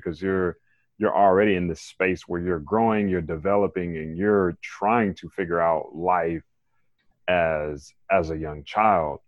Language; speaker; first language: English; native; English